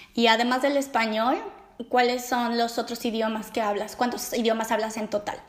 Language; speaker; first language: Spanish; native; Spanish